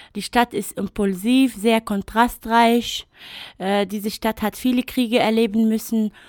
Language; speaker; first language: German; non-native, fluent; Arabic